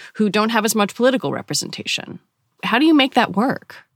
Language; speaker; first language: English; native; English